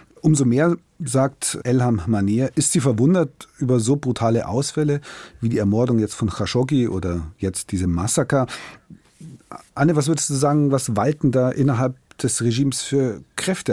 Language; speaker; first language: German; native; German